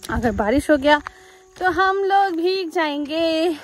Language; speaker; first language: Hindi; non-native, local second language; Nepali